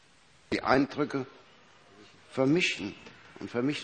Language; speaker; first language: German; native; German